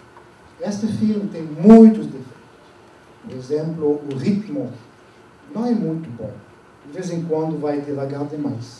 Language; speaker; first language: Portuguese; non-native, fluent; French